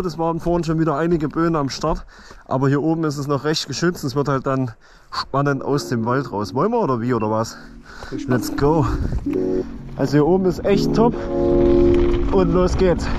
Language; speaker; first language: German; native; German